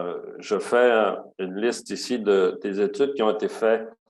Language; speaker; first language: French; native; French